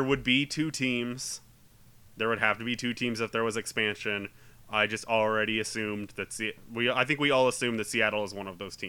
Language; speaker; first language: English; native; English